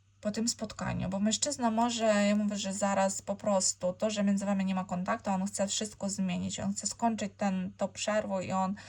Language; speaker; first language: Polish; non-native, learner; Ukrainian